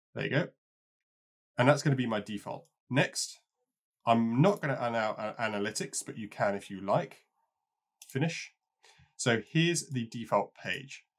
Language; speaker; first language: English; native; English